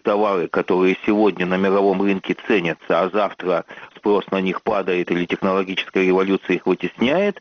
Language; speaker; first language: Russian; native; Russian